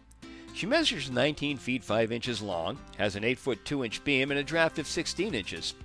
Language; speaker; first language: English; native; English